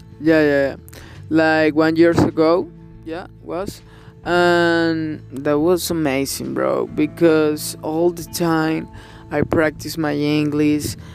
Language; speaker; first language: English; non-native, learner; Spanish